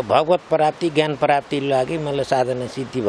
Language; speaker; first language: Nepali; native; Nepali